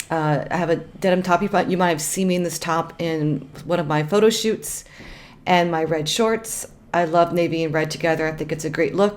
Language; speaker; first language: English; native; English